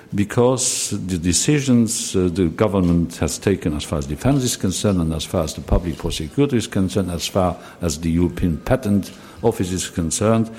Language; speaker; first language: English; non-native, fluent; Luxembourgish